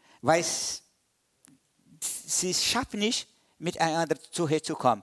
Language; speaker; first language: German; non-native, fluent; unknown